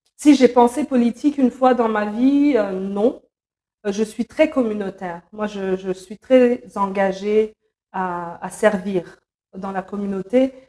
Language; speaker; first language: French; non-native, local second language; Lingala